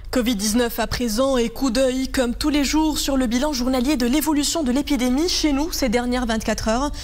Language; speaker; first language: French; non-native, local second language; Arabic